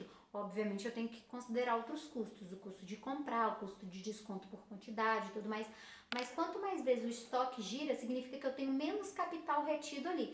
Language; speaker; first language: Portuguese; native; Portuguese